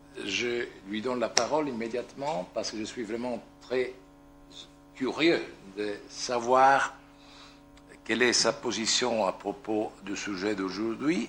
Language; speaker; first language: French; non-native, fluent; Italian